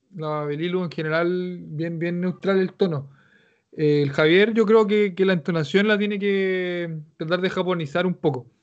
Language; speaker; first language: Spanish; native; Spanish